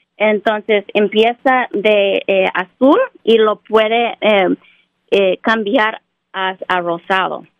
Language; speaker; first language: Spanish; early bilingual, heritage; Spanish